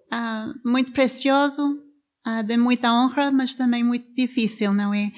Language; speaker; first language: Portuguese; non-native, fluent; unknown